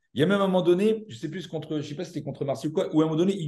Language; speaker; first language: French; native; French